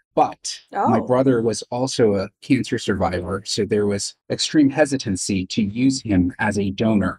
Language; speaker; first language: English; native; English